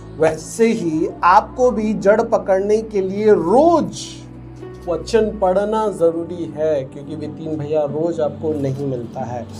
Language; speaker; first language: Hindi; native; Hindi